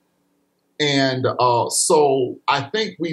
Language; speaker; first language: English; native; English